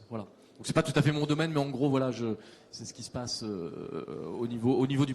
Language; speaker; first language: French; native; French